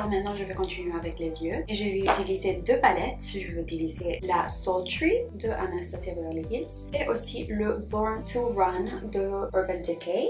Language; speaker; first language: French; non-native, fluent; Spanish